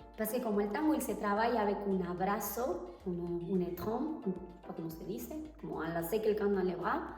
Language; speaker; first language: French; non-native, fluent; Spanish